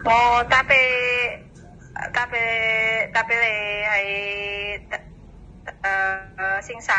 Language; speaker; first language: Cantonese; non-native, learner; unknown